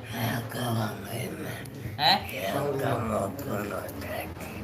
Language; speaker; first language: Indonesian; non-native, local second language; Javanese